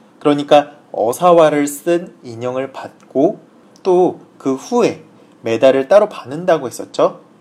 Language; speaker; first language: Korean; native; Korean